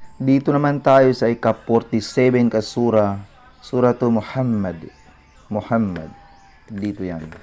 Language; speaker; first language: Filipino; non-native, local second language; Maranao